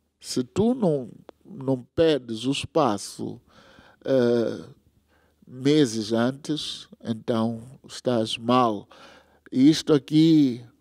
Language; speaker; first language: Portuguese; non-native, local second language; Tsonga